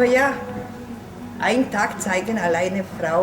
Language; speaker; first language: German; non-native, learner; Polish